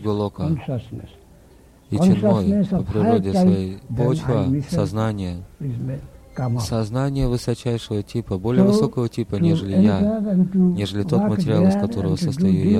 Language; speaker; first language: Russian; native; Russian